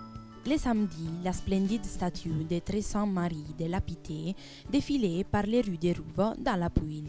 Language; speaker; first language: French; non-native, learner; Italian